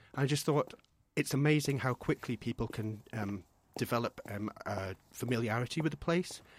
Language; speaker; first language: English; native; English